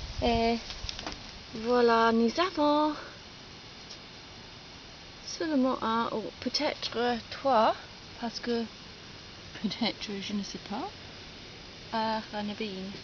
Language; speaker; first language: French; non-native, learner; English